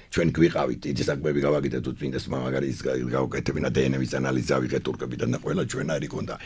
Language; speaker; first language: Georgian; non-native, local second language; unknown